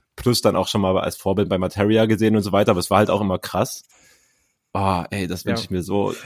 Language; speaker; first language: German; native; German